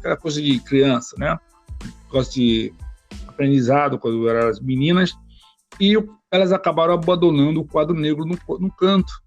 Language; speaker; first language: Portuguese; native; Portuguese